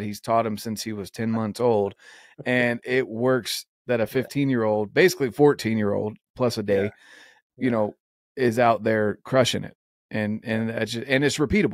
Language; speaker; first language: English; native; English